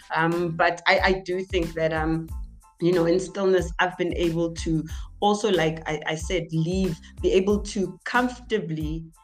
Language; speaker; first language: English; non-native, local second language; Zulu